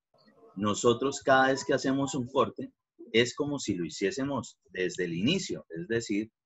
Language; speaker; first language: Spanish; native; Spanish